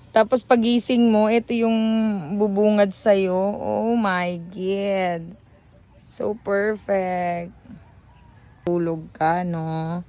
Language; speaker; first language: Filipino; native; Filipino